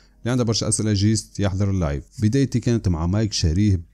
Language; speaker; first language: Arabic; native; Arabic